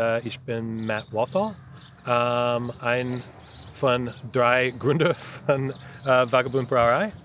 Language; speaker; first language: German; non-native, learner; English